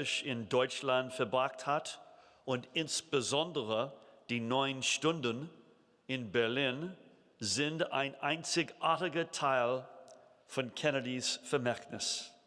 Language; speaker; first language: German; non-native, fluent; English